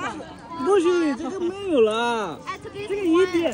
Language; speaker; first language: Chinese; non-native, learner; Bangla